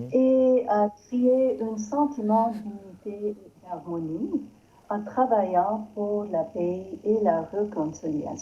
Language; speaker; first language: French; non-native, learner; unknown